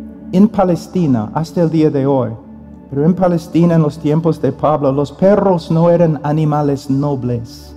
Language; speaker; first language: Spanish; non-native, fluent; English